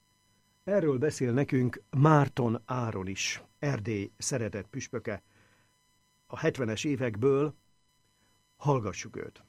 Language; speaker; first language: Hungarian; native; Hungarian